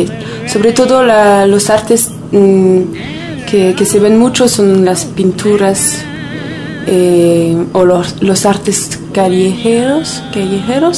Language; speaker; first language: Spanish; non-native, fluent; French